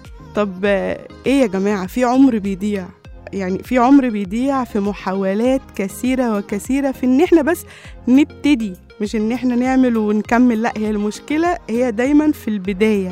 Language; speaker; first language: Arabic; native; Arabic